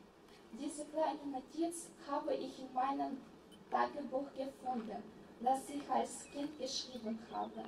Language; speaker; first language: German; non-native, fluent; Russian